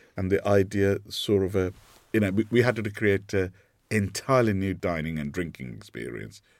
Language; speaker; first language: English; non-native, local second language; Sinhala